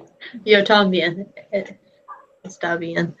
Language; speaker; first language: Spanish; non-native, learner; English